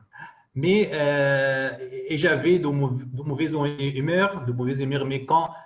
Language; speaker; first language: French; non-native, fluent; Arabic